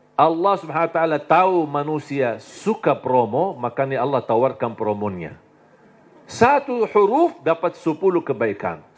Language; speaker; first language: Indonesian; non-native, fluent; Arabic